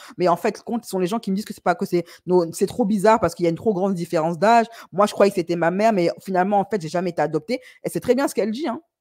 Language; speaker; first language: French; native; French